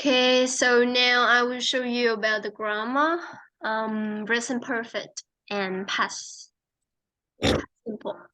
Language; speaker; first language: English; non-native, fluent; Vietnamese